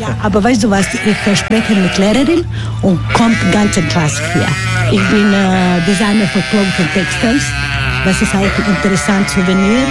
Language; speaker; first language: German; non-native, learner; Croatian